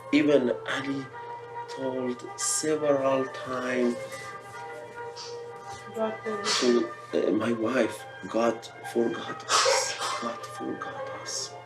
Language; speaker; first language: English; non-native, learner; Persian